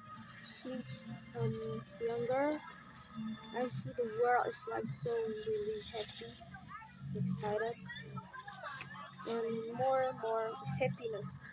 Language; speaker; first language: English; non-native, learner; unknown